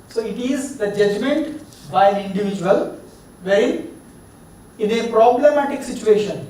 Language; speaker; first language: English; non-native, local second language; Kannada